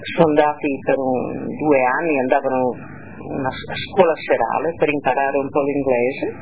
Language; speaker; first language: Italian; non-native, local second language; Venetian